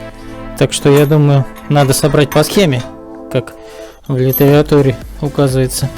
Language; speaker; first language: Russian; native; Russian